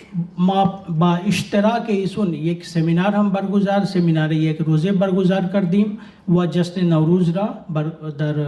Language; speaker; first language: Persian; non-native, learner; Urdu